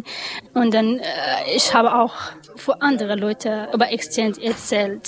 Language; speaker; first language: German; non-native, learner; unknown